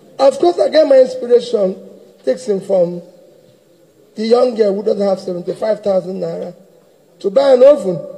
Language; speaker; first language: English; native; English